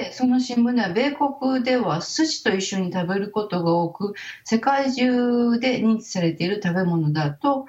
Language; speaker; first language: Japanese; native; Japanese